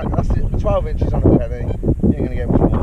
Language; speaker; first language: English; native; English